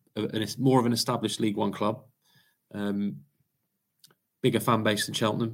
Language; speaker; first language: English; native; English